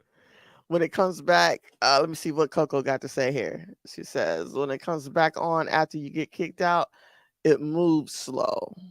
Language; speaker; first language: English; native; English